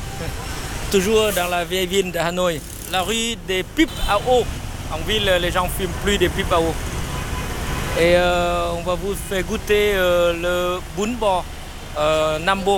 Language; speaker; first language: French; non-native, fluent; Vietnamese